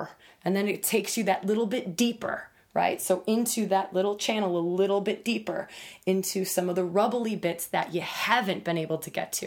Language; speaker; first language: English; native; English